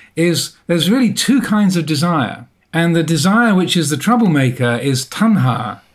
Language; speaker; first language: English; native; English